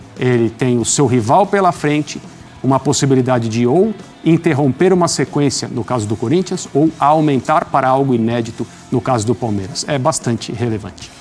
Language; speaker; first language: Portuguese; native; Portuguese